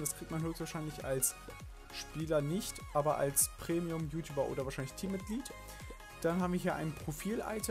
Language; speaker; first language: German; native; German